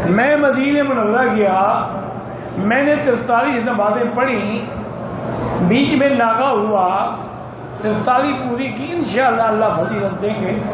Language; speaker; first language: Urdu; early bilingual, heritage; Urdu